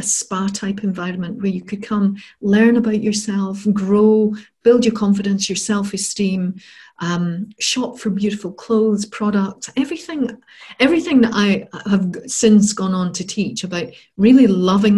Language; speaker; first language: English; native; English